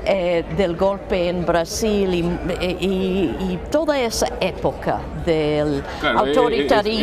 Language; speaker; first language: Spanish; non-native, fluent; English